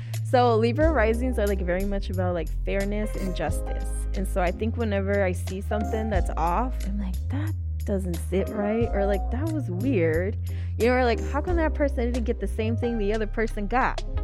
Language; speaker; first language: English; early bilingual, other home language; Spanish